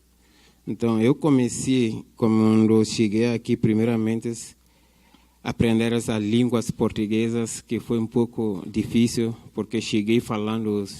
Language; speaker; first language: Portuguese; non-native, fluent; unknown